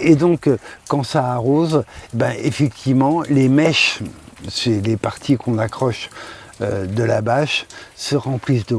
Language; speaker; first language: French; native; French